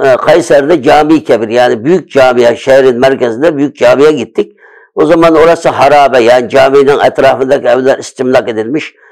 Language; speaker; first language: Turkish; early bilingual, other home language; Uyghur